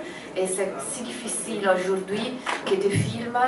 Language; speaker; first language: French; non-native, fluent; Italian